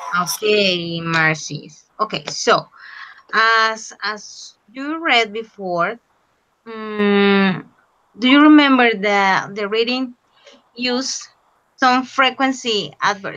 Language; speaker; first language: English; non-native, fluent; Spanish